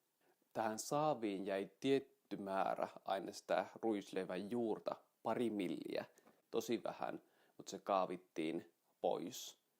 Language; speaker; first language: Finnish; native; Finnish